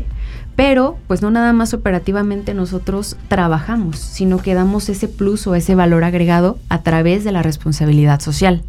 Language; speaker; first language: Spanish; native; Spanish